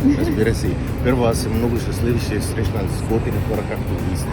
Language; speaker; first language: Bulgarian; non-native, learner; Arabic